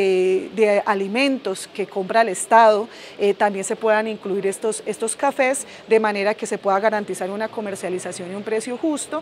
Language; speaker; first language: Spanish; native; Spanish